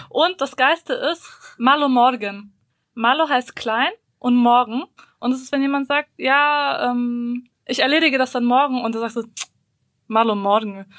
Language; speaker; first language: German; early bilingual, other home language; Bosnian